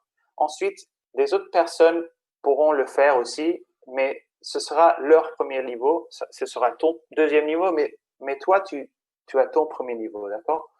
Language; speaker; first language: French; non-native, fluent; Spanish